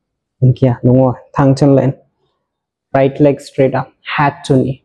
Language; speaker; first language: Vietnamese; non-native, learner; Hindi